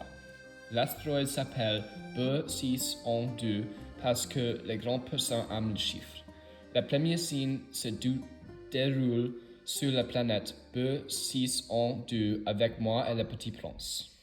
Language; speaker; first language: French; non-native, learner; English